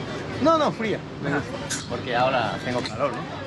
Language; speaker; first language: Spanish; non-native, learner; Japanese